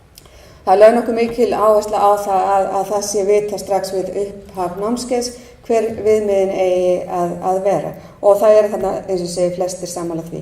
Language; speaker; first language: Icelandic; native; Icelandic